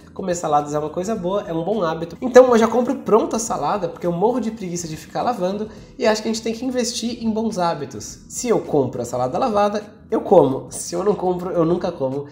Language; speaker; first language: Portuguese; native; Portuguese